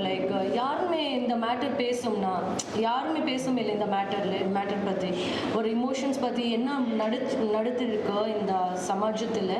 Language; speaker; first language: Tamil; non-native, learner; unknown